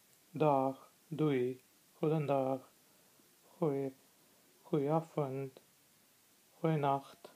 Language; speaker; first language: Dutch; non-native, learner; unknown